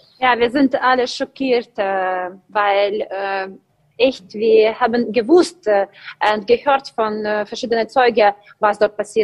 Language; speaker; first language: German; non-native, learner; Ukrainian